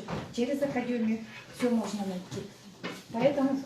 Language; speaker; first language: Russian; native; Russian